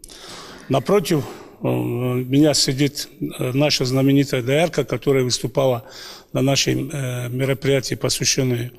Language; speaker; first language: Russian; native; Russian